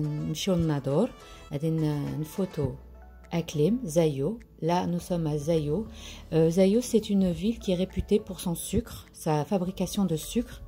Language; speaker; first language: French; non-native, local second language; Arabic